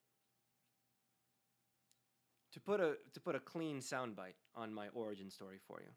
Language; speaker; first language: English; early bilingual, other home language; Spanish